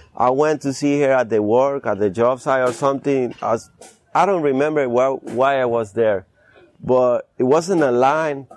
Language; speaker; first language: English; early bilingual, other home language; Spanish